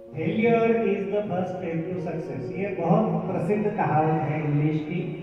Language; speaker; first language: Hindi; non-native, local second language; Marathi